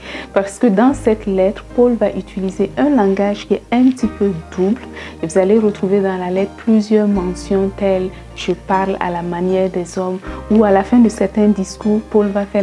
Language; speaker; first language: French; native; French